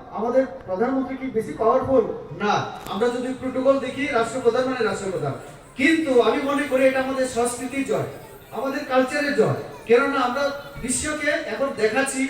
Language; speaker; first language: Bangla; native; Bangla